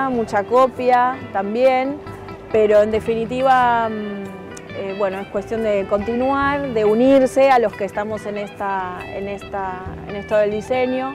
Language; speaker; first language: Spanish; native; Spanish